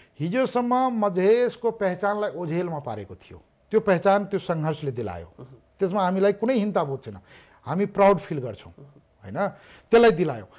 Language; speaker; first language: Nepali; non-native, local second language; Maithili